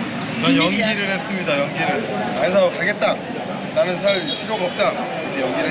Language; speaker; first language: Korean; native; Korean